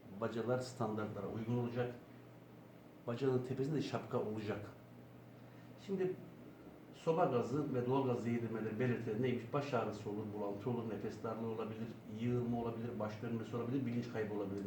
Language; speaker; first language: Turkish; native; Turkish